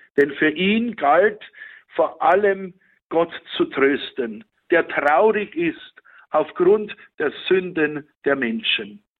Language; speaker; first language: German; native; German